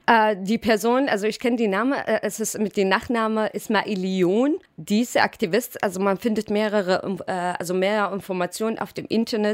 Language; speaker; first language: German; non-native, learner; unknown